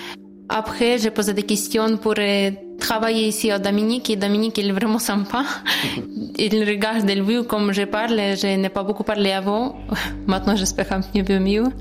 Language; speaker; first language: French; non-native, learner; Ukrainian